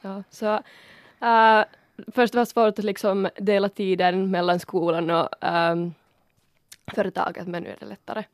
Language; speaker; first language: Swedish; non-native, local second language; Finnish